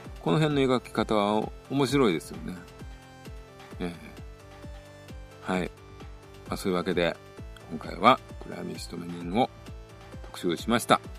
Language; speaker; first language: Japanese; native; Japanese